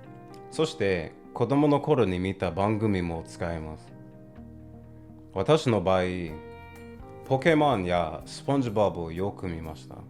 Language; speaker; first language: Japanese; non-native, learner; English